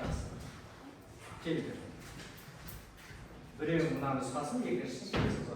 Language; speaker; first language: Kazakh; native; Kazakh